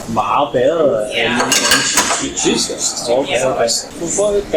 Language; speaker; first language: Danish; non-native, learner; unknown